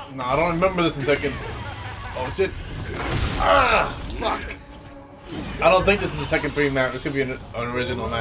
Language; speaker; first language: English; native; English